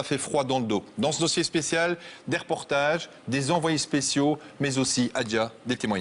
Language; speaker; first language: French; native; French